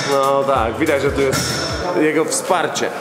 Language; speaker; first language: Polish; native; Polish